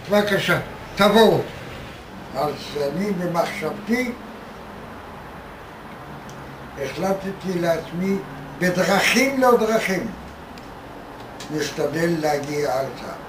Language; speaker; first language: Hebrew; non-native, fluent; Polish